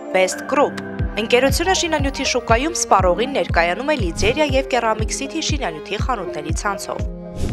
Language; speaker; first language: Armenian; native; Armenian